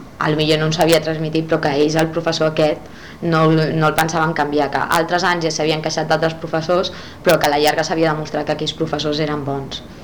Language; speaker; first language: Catalan; non-native, local second language; Spanish